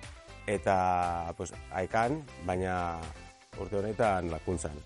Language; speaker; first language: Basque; non-native, local second language; Spanish